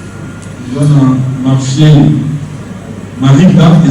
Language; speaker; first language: French; non-native, local second language; Lingala